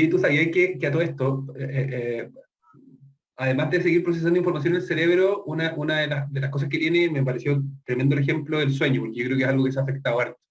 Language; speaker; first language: Spanish; native; Spanish